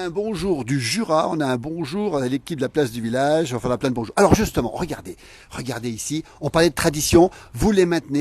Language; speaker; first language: French; native; French